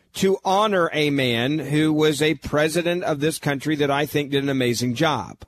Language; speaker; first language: English; native; English